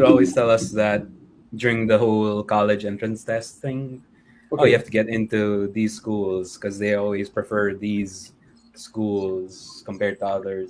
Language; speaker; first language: English; non-native, local second language; Filipino